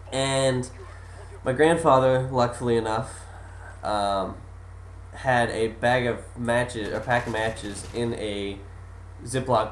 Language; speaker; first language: English; native; English